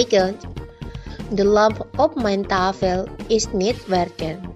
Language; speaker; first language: Dutch; non-native, learner; Indonesian